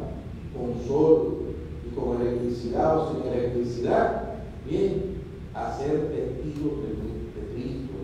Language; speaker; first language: Spanish; native; Spanish